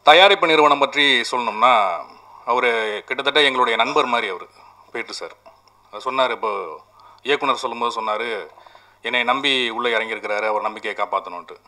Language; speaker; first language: Tamil; native; Tamil